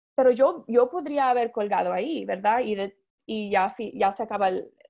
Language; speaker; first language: Spanish; non-native, fluent; English